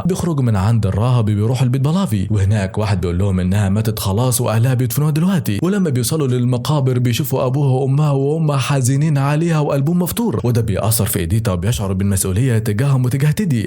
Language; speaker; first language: Arabic; native; Arabic